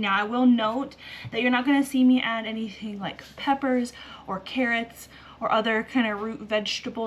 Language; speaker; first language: English; native; English